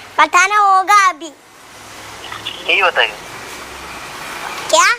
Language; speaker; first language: Hindi; non-native, local second language; Malayalam